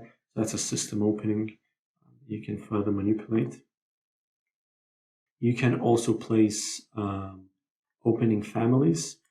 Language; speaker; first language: English; non-native, fluent; Lithuanian